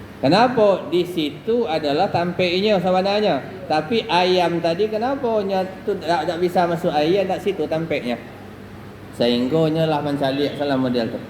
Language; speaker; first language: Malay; non-native, local second language; Minangkabau